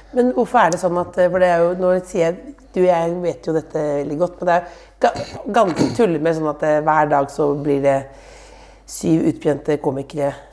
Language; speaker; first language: Norwegian; native; Norwegian